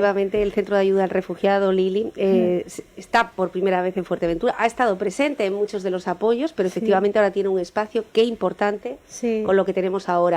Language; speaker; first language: Spanish; native; Spanish